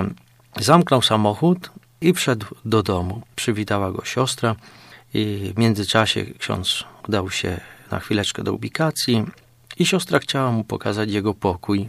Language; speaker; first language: Polish; native; Polish